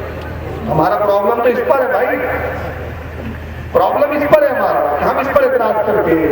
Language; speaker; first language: Urdu; native; Urdu